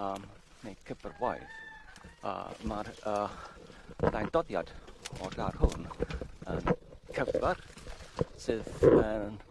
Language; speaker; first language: Welsh; non-native, learner; English